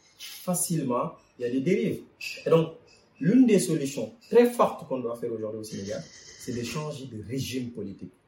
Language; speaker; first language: French; non-native, local second language; Wolof